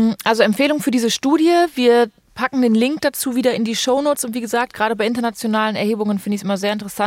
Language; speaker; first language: German; native; German